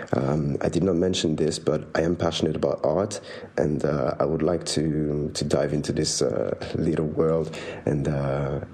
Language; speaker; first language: English; non-native, fluent; French